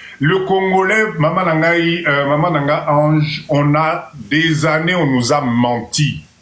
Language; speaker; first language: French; non-native, local second language; Lingala